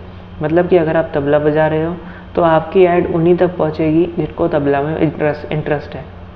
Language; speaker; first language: Hindi; native; Hindi